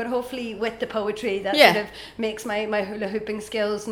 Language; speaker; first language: English; native; English